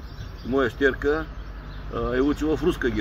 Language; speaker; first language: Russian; non-native, learner; Bulgarian